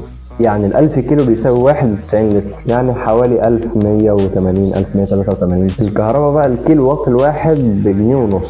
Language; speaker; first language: Arabic; native; Arabic